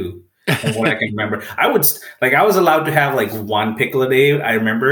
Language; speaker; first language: English; non-native, local second language; Punjabi